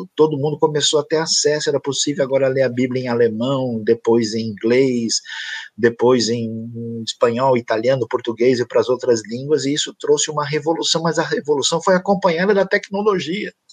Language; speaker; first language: Portuguese; native; Portuguese